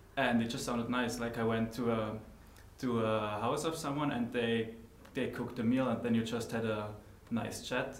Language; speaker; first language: English; non-native, fluent; German